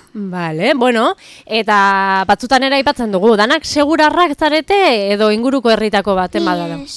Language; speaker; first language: Basque; native; Basque